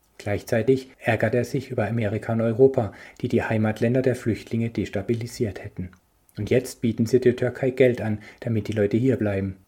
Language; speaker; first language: German; native; German